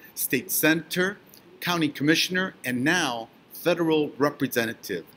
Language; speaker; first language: English; early bilingual, other home language; Spanish